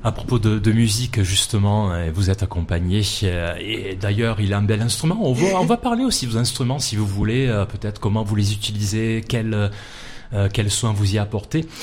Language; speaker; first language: French; native; French